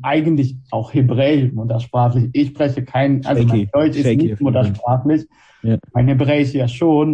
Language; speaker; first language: German; non-native, fluent; Hebrew